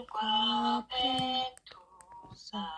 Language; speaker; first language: Korean; non-native, learner; Thai